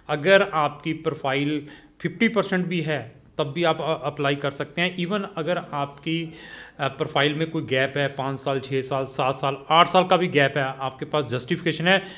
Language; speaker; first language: Hindi; non-native, local second language; Punjabi